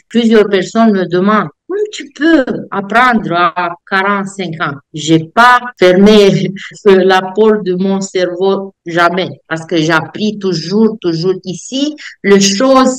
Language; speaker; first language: French; non-native, fluent; Romanian